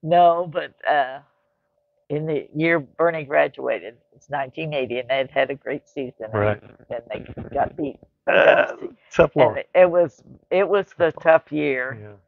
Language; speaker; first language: English; native; English